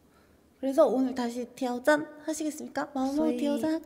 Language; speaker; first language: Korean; native; Korean